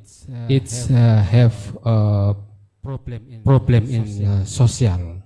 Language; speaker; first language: English; non-native, learner; Indonesian